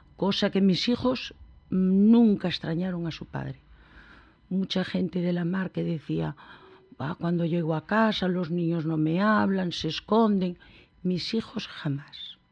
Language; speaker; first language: Spanish; native; Spanish